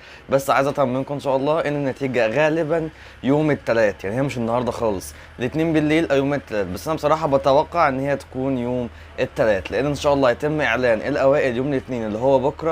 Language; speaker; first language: Arabic; native; Arabic